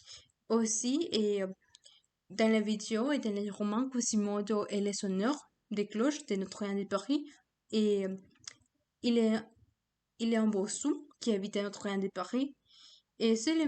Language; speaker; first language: French; non-native, learner; Spanish